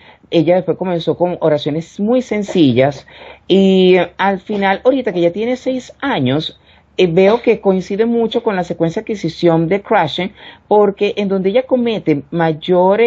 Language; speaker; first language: Spanish; native; Spanish